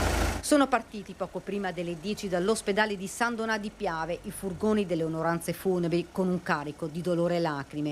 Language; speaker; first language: Italian; native; Italian